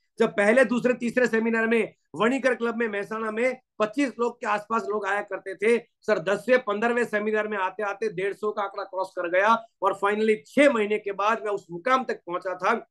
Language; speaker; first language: Hindi; non-native, local second language; Gujarati